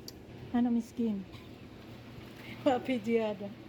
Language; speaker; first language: Arabic; non-native, learner; Filipino